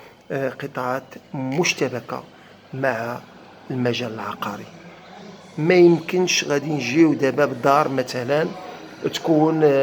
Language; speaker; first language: Arabic; native; Arabic